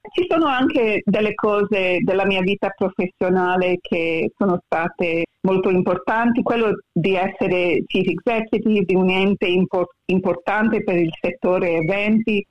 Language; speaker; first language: Italian; early bilingual, heritage; Italian